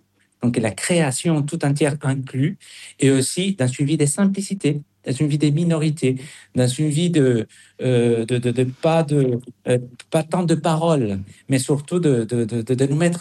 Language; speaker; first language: French; non-native, fluent; Spanish